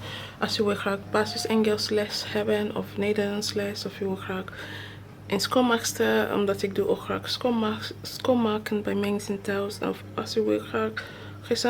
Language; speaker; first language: Dutch; non-native, learner; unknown